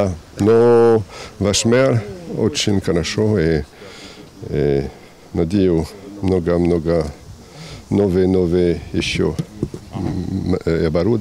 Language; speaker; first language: Russian; non-native, learner; French